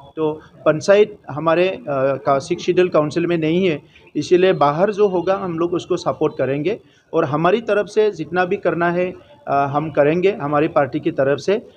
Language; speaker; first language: Hindi; non-native, local second language; Bodo